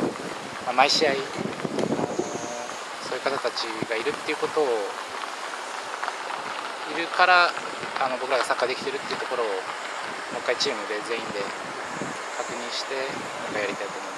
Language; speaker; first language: Japanese; native; Japanese